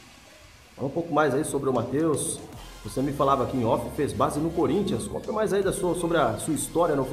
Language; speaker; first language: Portuguese; native; Portuguese